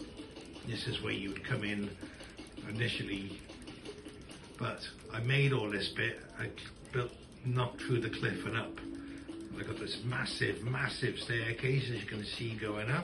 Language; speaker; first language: English; native; English